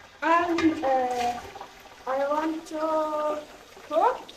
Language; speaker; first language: English; non-native, learner; Persian